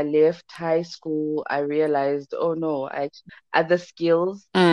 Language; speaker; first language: English; non-native, local second language; Zulu